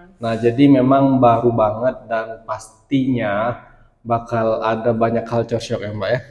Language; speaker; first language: Indonesian; native; Indonesian